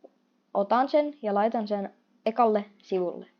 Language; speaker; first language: Finnish; non-native, fluent; Russian